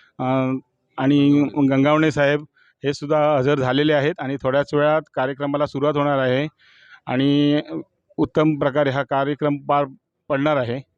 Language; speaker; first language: Marathi; native; Marathi